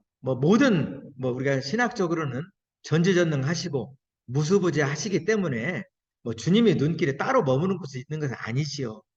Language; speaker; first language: Korean; native; Korean